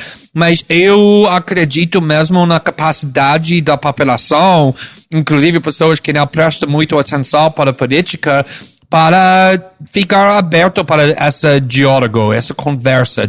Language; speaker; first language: Portuguese; non-native, fluent; English